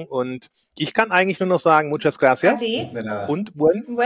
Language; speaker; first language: German; native; German